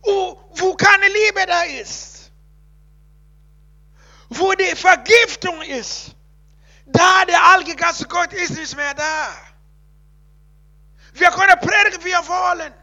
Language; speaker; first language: German; non-native, learner; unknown